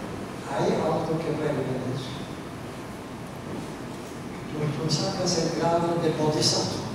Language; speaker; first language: Spanish; non-native, fluent; Norwegian